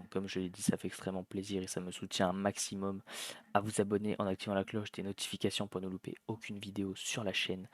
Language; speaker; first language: French; native; French